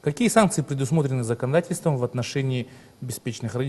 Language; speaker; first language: Russian; native; Russian